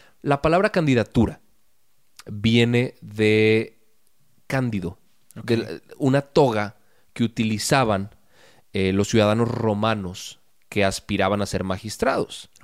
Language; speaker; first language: Spanish; native; Spanish